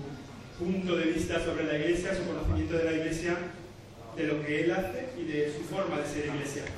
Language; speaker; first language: Spanish; native; Spanish